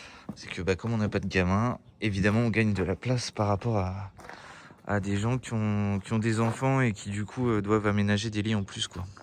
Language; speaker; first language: French; native; French